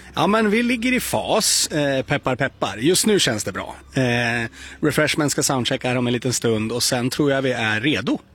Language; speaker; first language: Swedish; native; Swedish